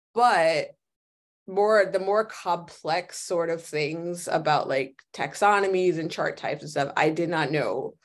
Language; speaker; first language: English; native; English